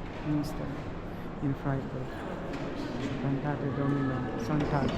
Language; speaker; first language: German; non-native, learner; Filipino